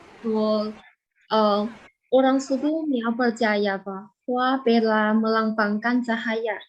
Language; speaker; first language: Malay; non-native, fluent; Chinese